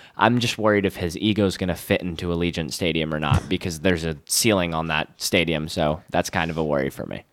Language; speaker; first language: English; native; English